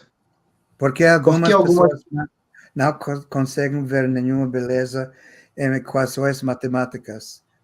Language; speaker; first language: Portuguese; non-native, fluent; English